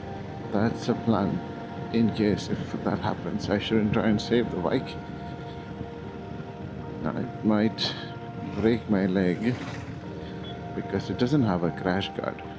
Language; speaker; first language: English; non-native, local second language; Malayalam